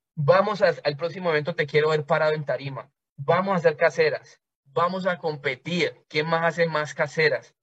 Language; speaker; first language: Spanish; native; Spanish